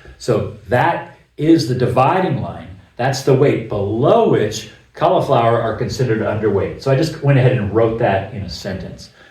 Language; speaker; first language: English; native; English